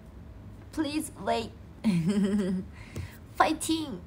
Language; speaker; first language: English; non-native, learner; Japanese